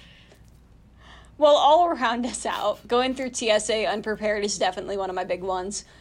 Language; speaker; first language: English; native; English